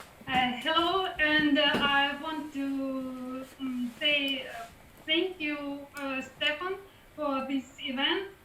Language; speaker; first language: English; non-native, learner; Russian